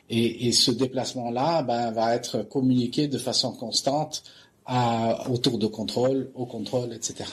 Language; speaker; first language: French; non-native, local second language; Arabic